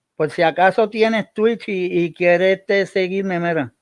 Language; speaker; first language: Spanish; early bilingual, heritage; Spanish